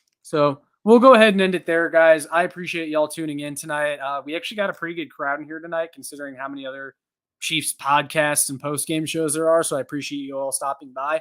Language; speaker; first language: English; native; English